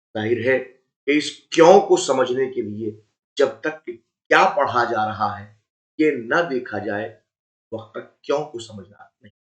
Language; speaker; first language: Urdu; native; Urdu